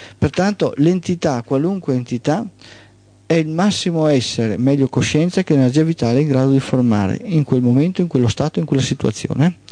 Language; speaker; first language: Italian; native; Italian